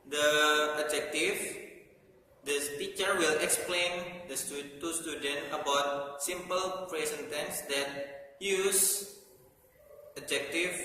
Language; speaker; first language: English; non-native, learner; Indonesian